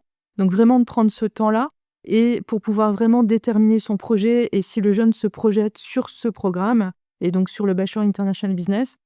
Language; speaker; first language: French; native; French